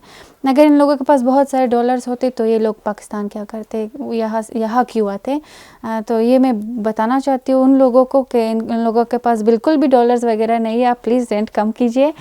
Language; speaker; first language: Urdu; non-native, fluent; Persian